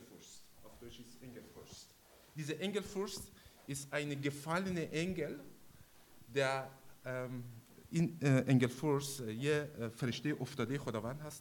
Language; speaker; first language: German; non-native, learner; Persian